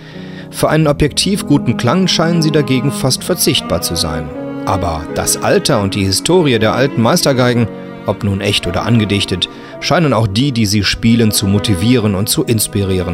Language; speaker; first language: German; native; German